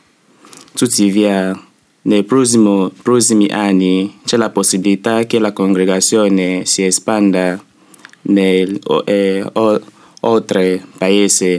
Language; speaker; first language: Italian; non-native, learner; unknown